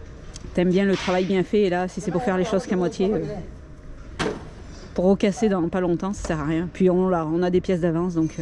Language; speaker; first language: French; native; French